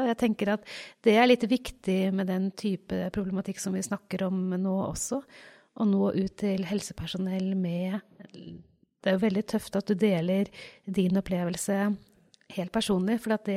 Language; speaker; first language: Norwegian; native; Norwegian